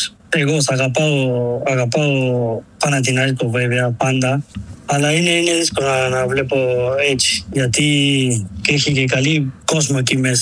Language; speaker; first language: Greek; non-native, learner; Spanish